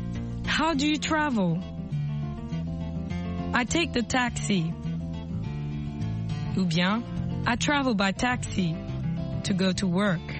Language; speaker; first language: English; non-native, fluent; French